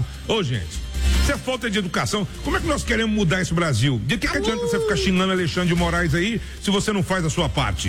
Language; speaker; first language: Portuguese; native; Portuguese